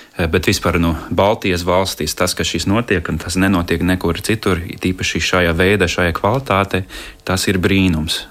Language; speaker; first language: Latvian; non-native, fluent; English